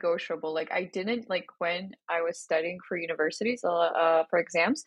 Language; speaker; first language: English; non-native, fluent; Georgian